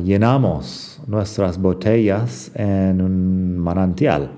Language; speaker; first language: Spanish; non-native, fluent; English